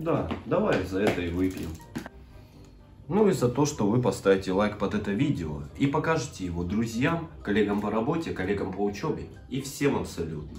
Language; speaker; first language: Russian; native; Russian